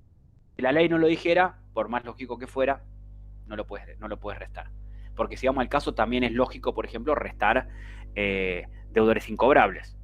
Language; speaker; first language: Spanish; native; Spanish